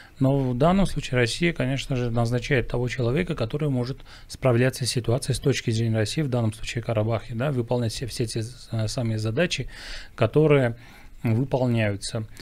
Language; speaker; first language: Russian; non-native, local second language; Armenian